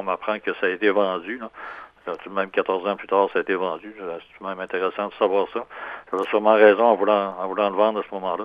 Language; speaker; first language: French; native; French